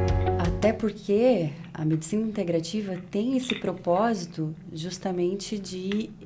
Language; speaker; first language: Portuguese; native; Portuguese